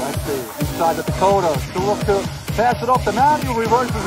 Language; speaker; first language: English; native; English